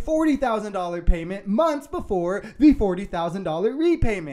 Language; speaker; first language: English; native; English